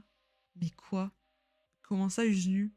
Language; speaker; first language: French; native; French